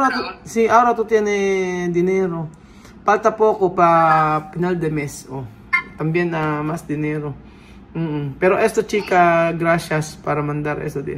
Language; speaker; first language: Spanish; non-native, learner; Filipino